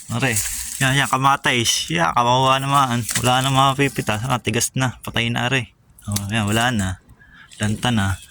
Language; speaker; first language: Filipino; native; Filipino